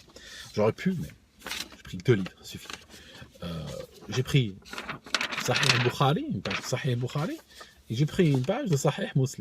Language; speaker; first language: French; native; French